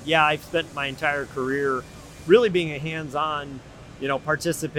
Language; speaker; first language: English; native; English